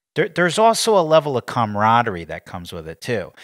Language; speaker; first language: English; native; English